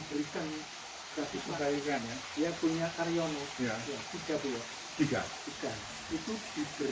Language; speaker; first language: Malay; non-native, local second language; Javanese